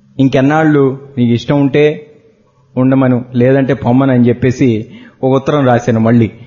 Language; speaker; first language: Telugu; native; Telugu